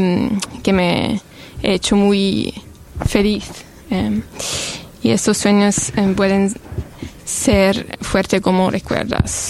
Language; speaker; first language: Spanish; non-native, learner; French